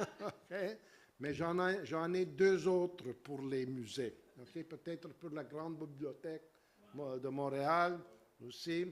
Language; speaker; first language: French; native; French